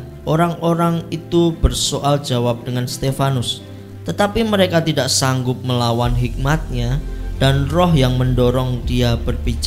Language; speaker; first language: Indonesian; native; Indonesian